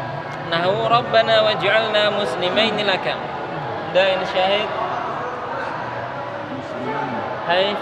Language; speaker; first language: Arabic; non-native, fluent; Indonesian